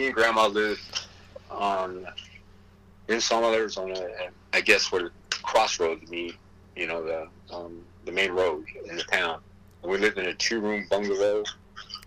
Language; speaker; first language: English; early bilingual, other home language; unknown